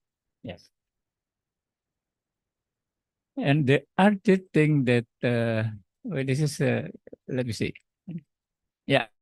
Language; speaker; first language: English; non-native, learner; Indonesian